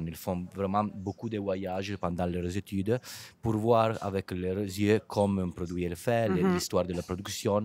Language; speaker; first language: French; non-native, fluent; Italian